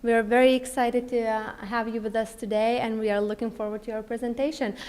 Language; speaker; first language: English; non-native, fluent; Lithuanian